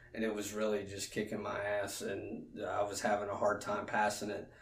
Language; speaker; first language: English; native; English